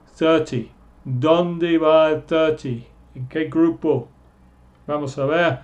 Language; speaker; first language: Spanish; non-native, fluent; English